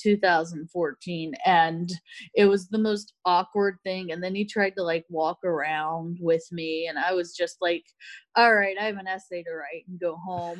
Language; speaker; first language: English; native; English